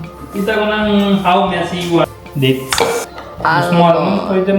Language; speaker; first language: Filipino; non-native, learner; Punjabi